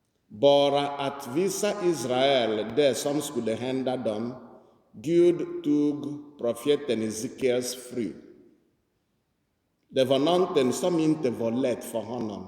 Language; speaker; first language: Swedish; non-native, fluent; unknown